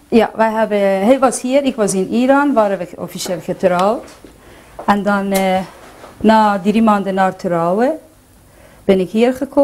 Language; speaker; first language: Dutch; non-native, fluent; Persian